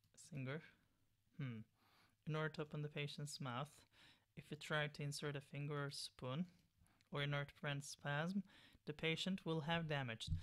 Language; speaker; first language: English; non-native, fluent; Turkish